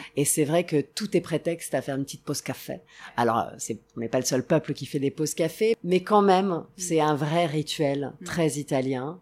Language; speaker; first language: French; non-native, fluent; Italian